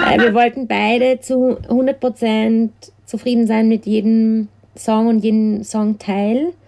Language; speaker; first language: German; native; German